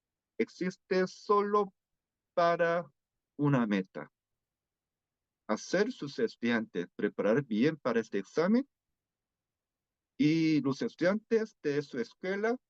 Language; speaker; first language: Spanish; non-native, fluent; Korean